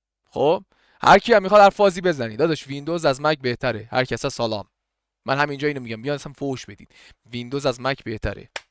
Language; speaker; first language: Persian; native; Persian